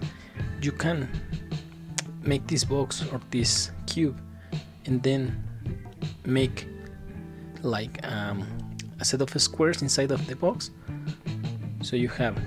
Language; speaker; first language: English; non-native, fluent; Spanish